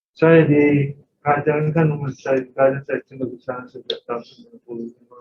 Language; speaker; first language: Malay; non-native, fluent; English